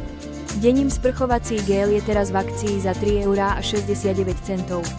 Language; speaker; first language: Slovak; native; Slovak